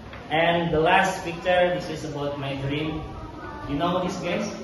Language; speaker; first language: English; non-native, learner; Indonesian